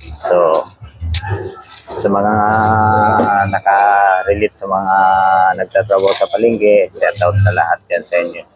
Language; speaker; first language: Filipino; non-native, local second language; Hiligaynon